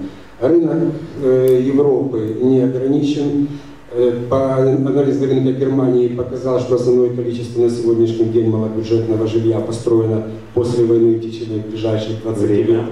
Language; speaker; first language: Russian; native; Russian